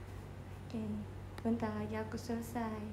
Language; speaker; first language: Indonesian; native; Indonesian